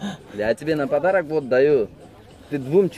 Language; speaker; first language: Russian; non-native, learner; Turkish